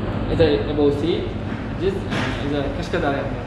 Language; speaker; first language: English; non-native, learner; Uzbek